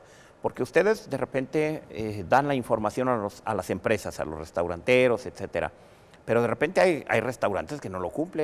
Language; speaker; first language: Spanish; native; Spanish